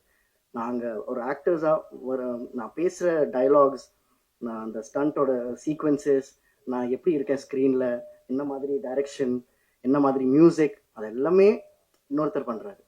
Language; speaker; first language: Tamil; non-native, fluent; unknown